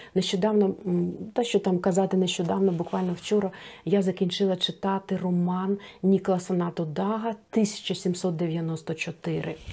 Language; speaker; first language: Ukrainian; non-native, local second language; Russian